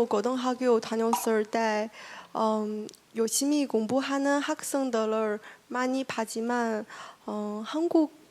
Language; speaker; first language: Korean; non-native, learner; Chinese